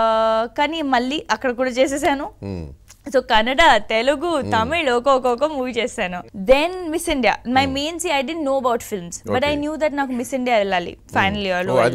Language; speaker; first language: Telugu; non-native, local second language; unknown